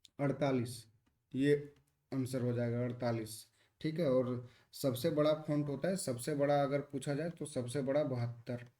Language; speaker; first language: Hindi; native; Hindi